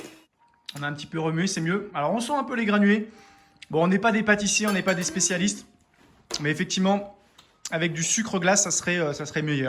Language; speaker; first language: French; native; French